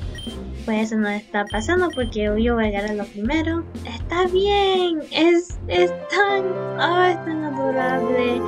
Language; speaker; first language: Spanish; early bilingual, heritage; Spanish